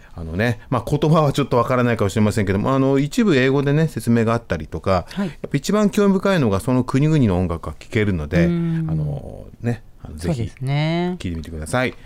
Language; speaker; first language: Japanese; native; Japanese